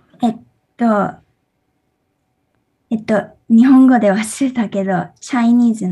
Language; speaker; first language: Japanese; early bilingual, heritage; English